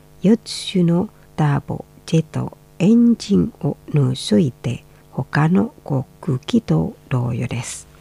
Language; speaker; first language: Japanese; non-native, fluent; Indonesian